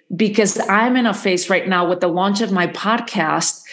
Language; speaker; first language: English; non-native, fluent; Spanish